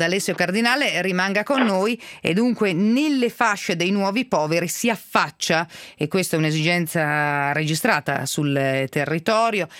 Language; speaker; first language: Italian; native; Italian